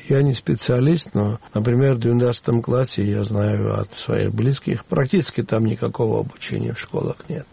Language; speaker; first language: Russian; non-native, local second language; Georgian